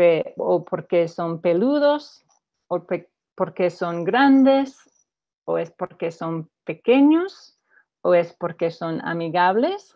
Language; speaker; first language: Spanish; non-native, fluent; English